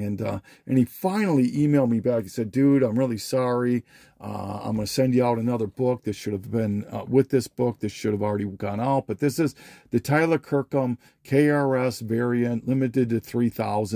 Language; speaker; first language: English; native; English